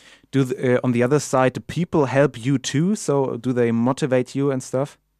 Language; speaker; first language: English; non-native, fluent; German